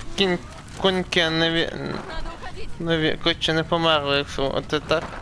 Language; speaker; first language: Ukrainian; native; Ukrainian